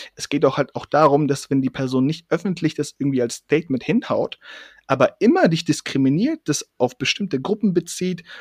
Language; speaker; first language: German; early bilingual, other home language; Persian